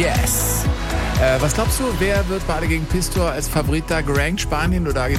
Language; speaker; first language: German; native; German